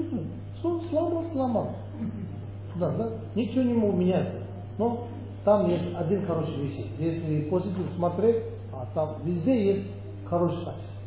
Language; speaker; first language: Russian; non-native, learner; Tibetan